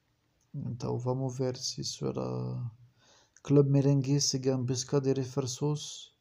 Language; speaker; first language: Portuguese; non-native, fluent; French